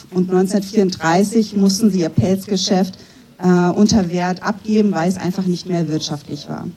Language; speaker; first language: German; native; German